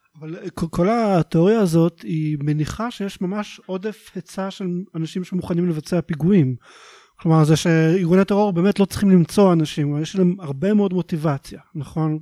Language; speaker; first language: Hebrew; native; Hebrew